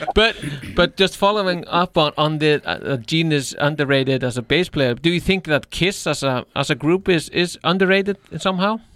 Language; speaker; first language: English; non-native, fluent; Icelandic